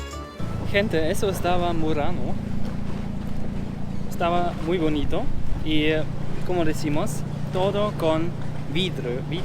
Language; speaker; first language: Spanish; non-native, learner; German